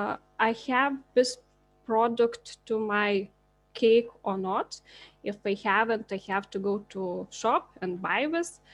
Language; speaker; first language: English; non-native, learner; Lithuanian